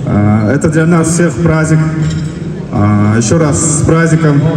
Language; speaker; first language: Russian; non-native, local second language; Romanian